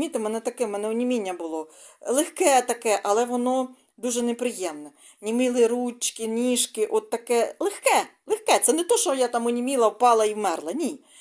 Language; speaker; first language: Ukrainian; non-native, local second language; Russian